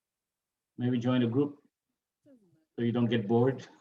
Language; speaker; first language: English; native; English